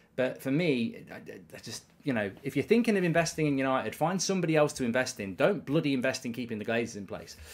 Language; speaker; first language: English; native; English